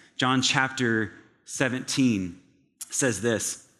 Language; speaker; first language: English; native; English